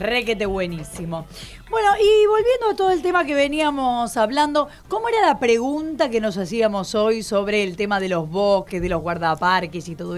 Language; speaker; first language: Spanish; native; Spanish